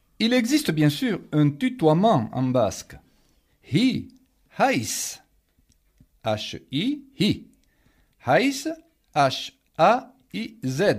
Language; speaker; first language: French; native; French